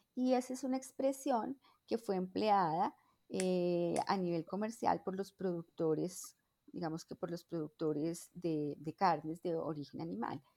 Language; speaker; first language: Spanish; native; Spanish